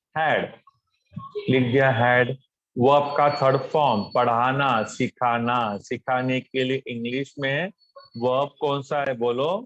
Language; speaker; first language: Hindi; non-native, local second language; Marathi